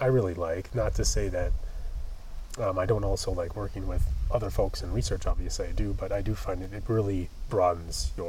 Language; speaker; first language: English; native; English